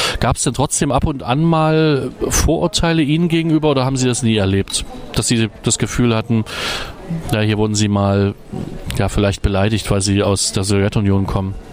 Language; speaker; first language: German; native; German